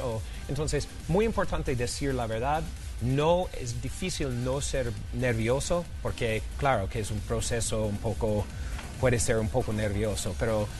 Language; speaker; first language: Spanish; non-native, fluent; English